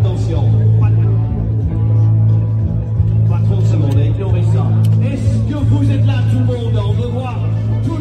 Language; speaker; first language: French; native; French